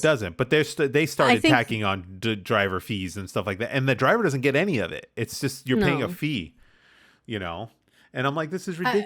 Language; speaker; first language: English; native; English